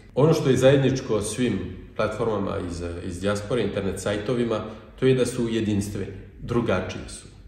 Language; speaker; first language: Bosnian; non-native, fluent; French